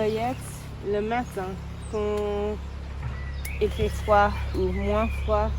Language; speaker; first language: French; non-native, learner; English